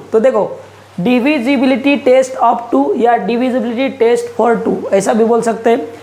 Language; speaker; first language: Hindi; non-native, local second language; Marathi